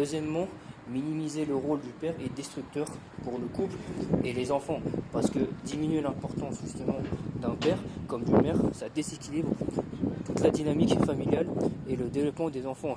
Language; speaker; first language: French; native; French